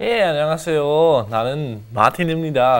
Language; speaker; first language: Korean; non-native, learner; German